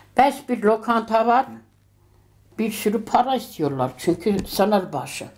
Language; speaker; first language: Turkish; early bilingual, heritage; Turkish